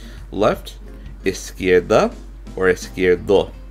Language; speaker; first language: Spanish; non-native, learner; English